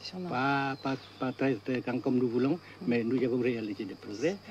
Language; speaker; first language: French; non-native, fluent; Vietnamese